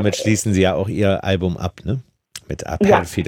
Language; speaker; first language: German; native; German